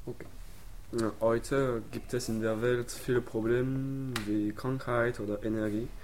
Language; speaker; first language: German; non-native, learner; French